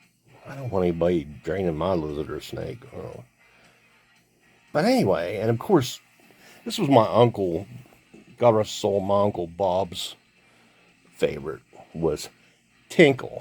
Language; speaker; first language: English; native; English